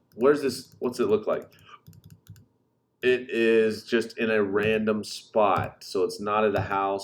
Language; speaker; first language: English; native; English